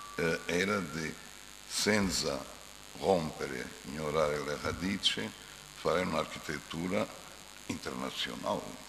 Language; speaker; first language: Italian; non-native, fluent; Portuguese